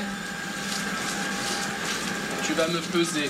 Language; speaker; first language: French; native; French